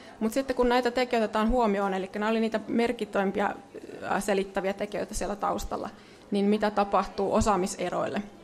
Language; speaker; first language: Finnish; native; Finnish